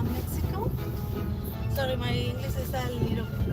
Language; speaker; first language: English; non-native, learner; Spanish